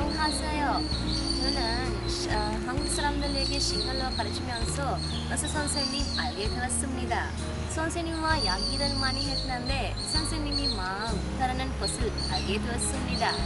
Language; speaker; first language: Korean; non-native, learner; Sinhala